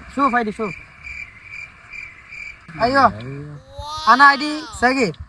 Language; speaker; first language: Arabic; non-native, learner; Bangla